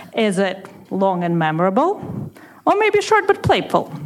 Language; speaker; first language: English; non-native, fluent; Russian